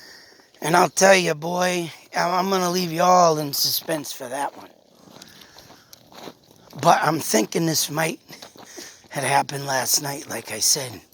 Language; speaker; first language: English; native; English